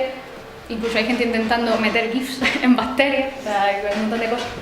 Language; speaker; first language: Spanish; native; Spanish